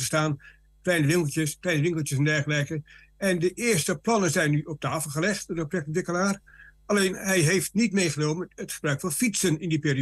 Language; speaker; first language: Dutch; native; Dutch